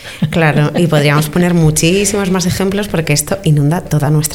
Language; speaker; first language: Spanish; native; Spanish